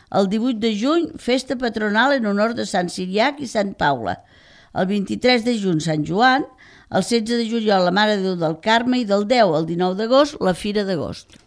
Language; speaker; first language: Catalan; native; Catalan